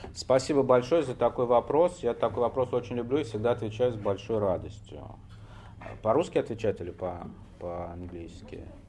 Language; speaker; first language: Russian; native; Russian